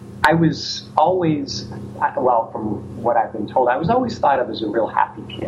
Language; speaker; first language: English; native; English